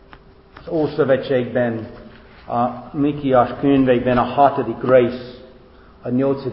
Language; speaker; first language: Hungarian; non-native, fluent; English